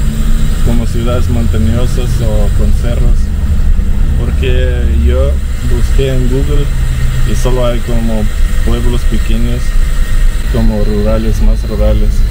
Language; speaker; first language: Spanish; non-native, fluent; Russian